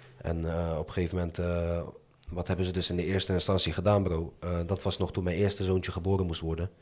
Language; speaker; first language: Dutch; early bilingual, other home language; Azerbaijani